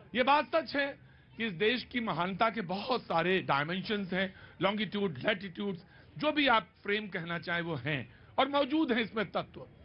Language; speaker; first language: Hindi; native; Hindi